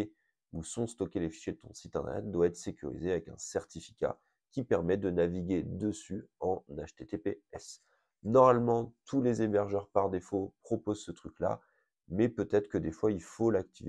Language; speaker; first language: French; native; French